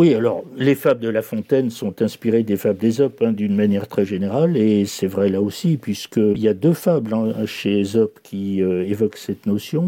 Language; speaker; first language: French; native; French